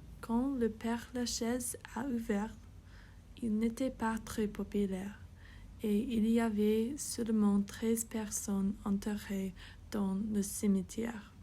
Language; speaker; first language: French; non-native, fluent; English